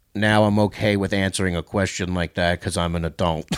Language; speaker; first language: English; native; English